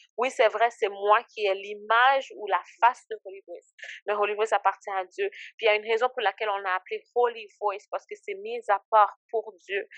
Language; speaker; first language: French; early bilingual, other home language; Haitian Creole